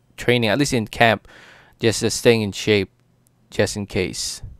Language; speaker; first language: English; early bilingual, other home language; Filipino